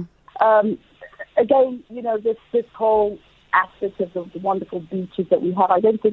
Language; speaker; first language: English; non-native, local second language; Krio